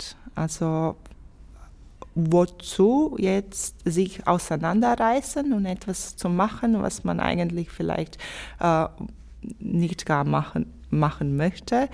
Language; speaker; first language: German; non-native, fluent; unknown